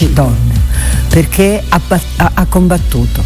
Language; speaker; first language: Italian; native; Italian